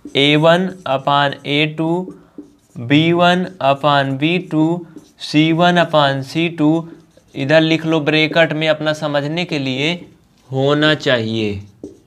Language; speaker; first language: Hindi; native; Hindi